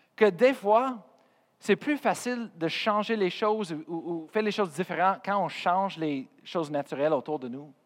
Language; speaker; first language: French; non-native, fluent; English